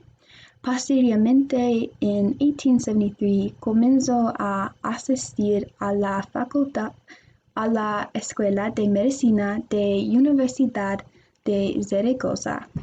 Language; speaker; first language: Spanish; non-native, learner; English